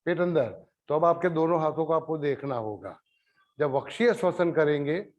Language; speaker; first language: Hindi; non-native, local second language; Gujarati